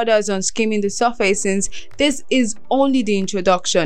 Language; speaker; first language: English; non-native, local second language; Yoruba